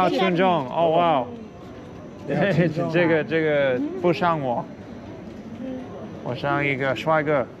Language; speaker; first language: Chinese; non-native, learner; English